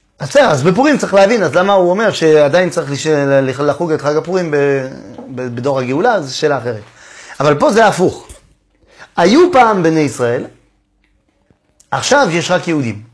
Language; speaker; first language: Hebrew; non-native, fluent; French